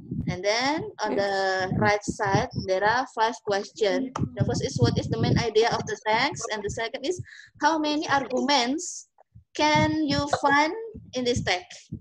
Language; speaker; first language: English; non-native, fluent; Indonesian